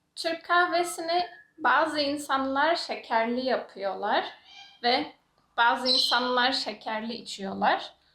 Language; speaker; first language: Turkish; native; Turkish